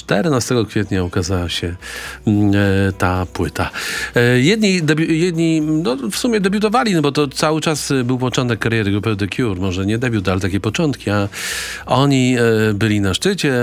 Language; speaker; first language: Polish; native; Polish